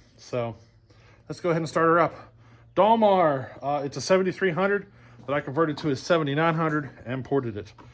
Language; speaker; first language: English; native; English